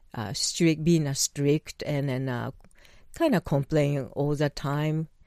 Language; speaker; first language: English; non-native, fluent; Japanese